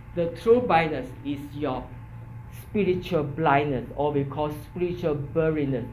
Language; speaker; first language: English; non-native, local second language; Chinese